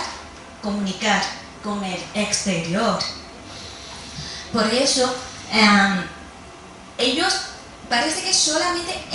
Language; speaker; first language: Spanish; non-native, fluent; Chinese